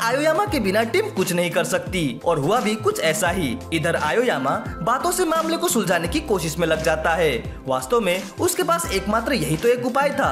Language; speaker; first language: Hindi; native; Hindi